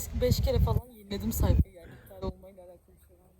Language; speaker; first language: Turkish; native; Turkish